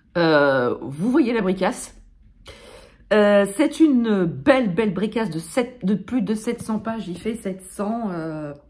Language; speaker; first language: French; native; French